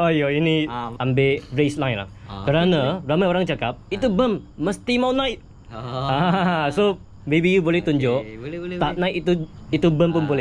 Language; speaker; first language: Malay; non-native, local second language; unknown